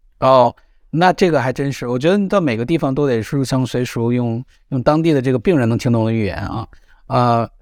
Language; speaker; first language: Chinese; native; Chinese